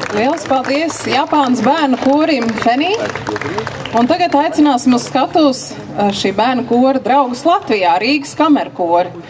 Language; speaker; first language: Latvian; native; Latvian